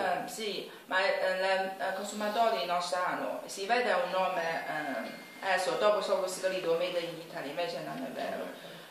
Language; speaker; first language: Italian; non-native, learner; Chinese